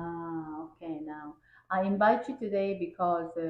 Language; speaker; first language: English; non-native, fluent; Korean